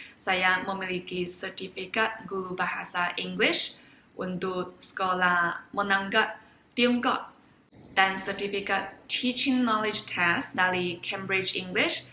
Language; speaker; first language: Indonesian; non-native, fluent; Chinese